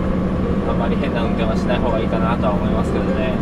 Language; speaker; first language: Japanese; native; Japanese